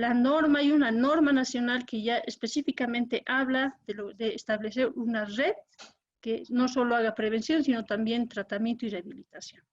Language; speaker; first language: Spanish; native; Spanish